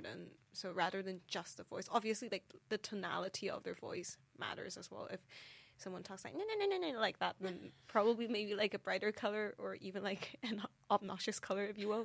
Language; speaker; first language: English; non-native, local second language; Cantonese